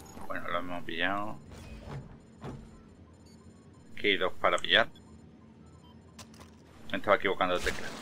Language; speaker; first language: Spanish; native; Spanish